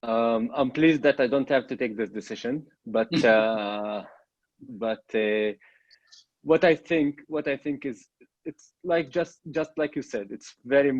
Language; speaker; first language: English; non-native, fluent; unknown